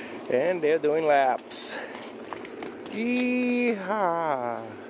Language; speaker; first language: English; non-native, fluent; Portuguese